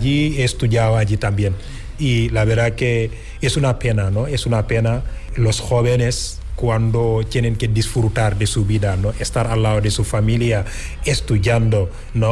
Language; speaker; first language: Spanish; non-native, fluent; Wolof